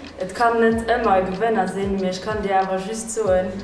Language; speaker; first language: German; non-native, local second language; Luxembourgish